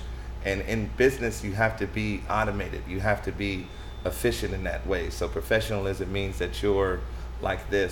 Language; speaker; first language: English; native; English